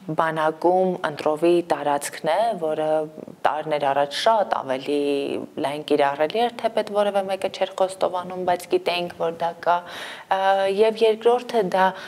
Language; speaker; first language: Armenian; native; Armenian